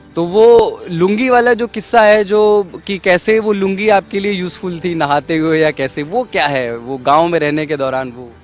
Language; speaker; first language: Hindi; native; Hindi